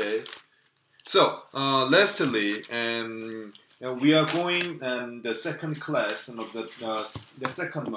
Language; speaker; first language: English; non-native, fluent; Korean